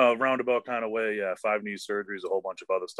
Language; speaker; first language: English; native; English